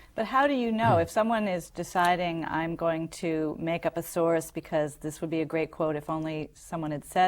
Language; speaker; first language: English; native; English